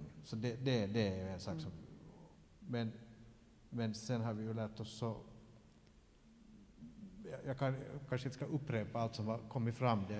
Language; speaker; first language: Swedish; native; Swedish